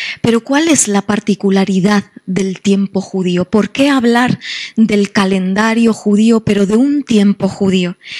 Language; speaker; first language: Spanish; native; Spanish